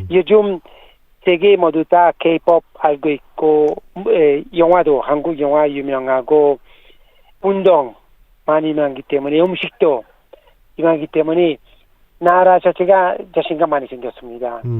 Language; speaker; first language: Korean; non-native, learner; Italian